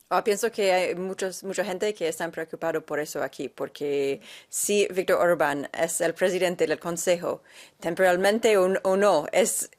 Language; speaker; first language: Spanish; non-native, fluent; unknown